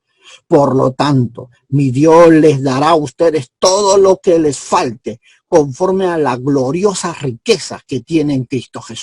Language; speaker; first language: Spanish; native; Spanish